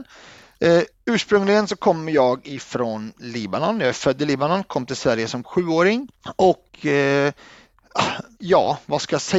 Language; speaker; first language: Swedish; early bilingual, other home language; Arabic